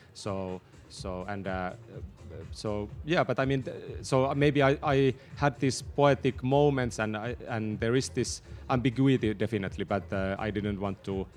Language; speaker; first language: English; non-native, fluent; Finnish